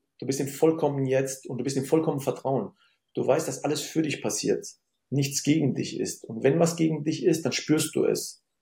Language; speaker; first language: German; early bilingual, other home language; Arabic